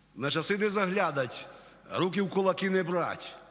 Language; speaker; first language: Russian; non-native, local second language; Ukrainian